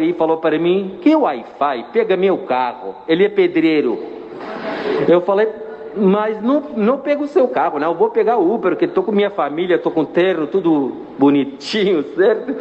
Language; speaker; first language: Portuguese; non-native, fluent; Arabic